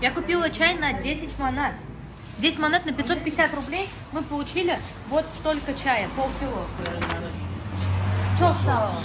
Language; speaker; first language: Russian; native; Russian